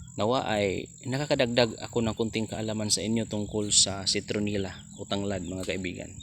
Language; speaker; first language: Filipino; non-native, local second language; Cebuano